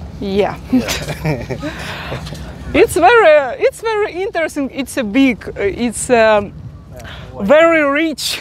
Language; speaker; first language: English; non-native, learner; Russian